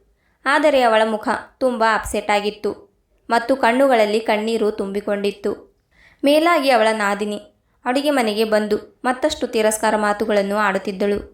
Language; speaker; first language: Kannada; native; Kannada